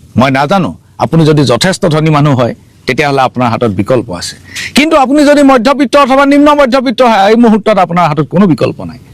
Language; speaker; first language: Assamese; native; Assamese